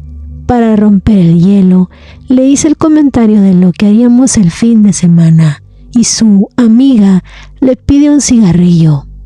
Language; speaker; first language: Spanish; native; Spanish